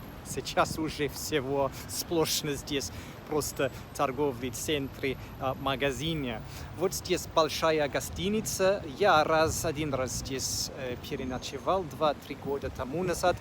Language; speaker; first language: Russian; non-native, fluent; English